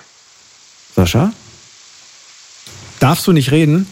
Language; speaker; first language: German; native; German